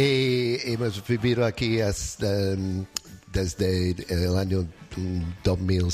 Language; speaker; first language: Spanish; non-native, learner; English